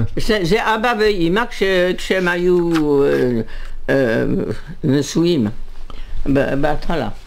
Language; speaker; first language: Hebrew; non-native, fluent; French